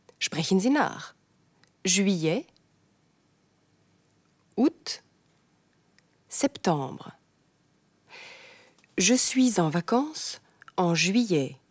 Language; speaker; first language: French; non-native, fluent; German